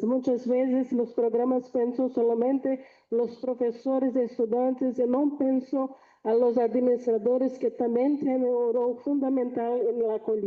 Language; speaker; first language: Portuguese; non-native, fluent; Spanish